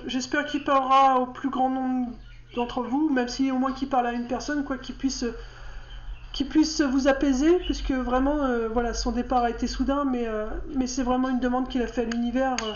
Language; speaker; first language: French; native; French